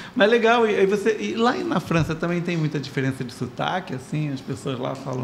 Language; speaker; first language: Portuguese; native; Portuguese